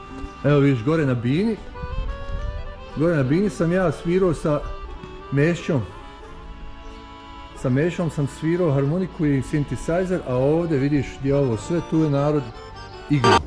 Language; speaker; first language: Croatian; native; Croatian